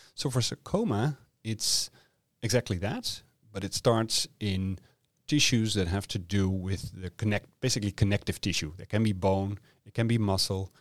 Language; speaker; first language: English; non-native, fluent; Dutch